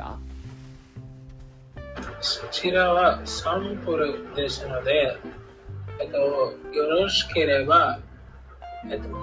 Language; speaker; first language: Japanese; non-native, learner; English